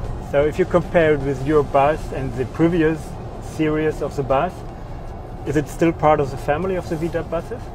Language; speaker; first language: English; non-native, fluent; German